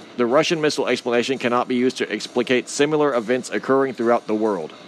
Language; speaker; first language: English; native; English